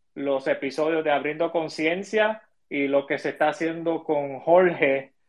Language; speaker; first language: Spanish; early bilingual, heritage; Spanish